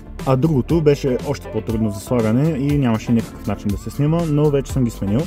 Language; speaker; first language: Bulgarian; native; Bulgarian